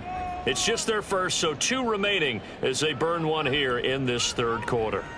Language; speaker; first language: English; native; English